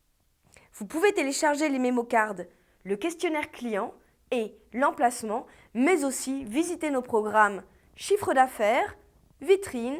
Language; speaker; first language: French; native; French